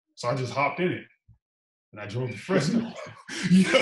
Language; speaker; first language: English; native; English